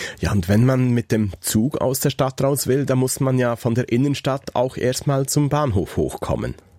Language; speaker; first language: German; native; German